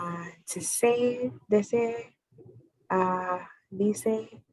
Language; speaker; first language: Spanish; non-native, learner; English